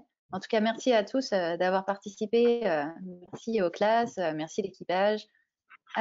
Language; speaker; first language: French; native; French